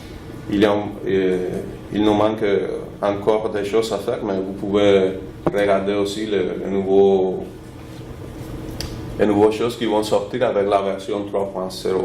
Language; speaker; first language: French; non-native, fluent; Spanish